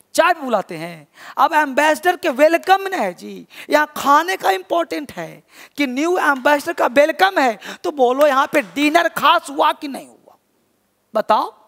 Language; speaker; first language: Hindi; native; Hindi